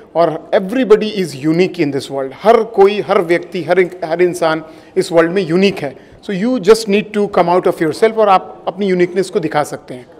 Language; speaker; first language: Hindi; native; Hindi